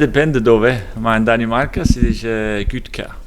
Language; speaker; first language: Italian; non-native, fluent; Danish